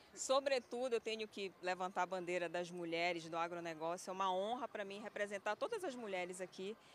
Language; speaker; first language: Portuguese; native; Portuguese